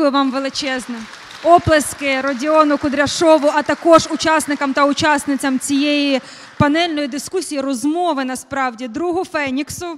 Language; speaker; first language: Ukrainian; native; Ukrainian